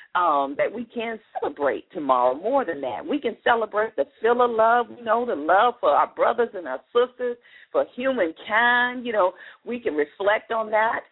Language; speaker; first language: English; native; English